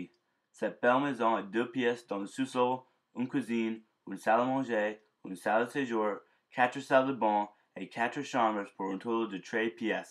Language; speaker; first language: French; non-native, learner; English